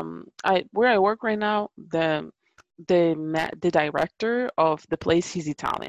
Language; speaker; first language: English; non-native, fluent; Italian